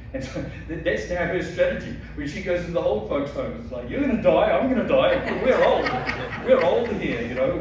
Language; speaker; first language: English; native; English